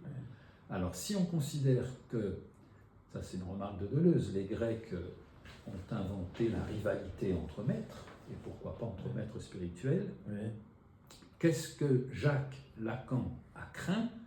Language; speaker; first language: French; native; French